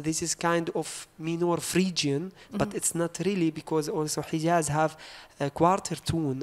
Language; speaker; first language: English; non-native, learner; Arabic